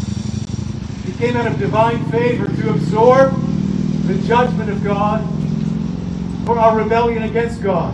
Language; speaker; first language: English; native; English